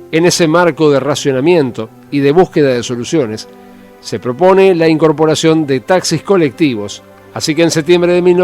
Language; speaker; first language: Spanish; native; Spanish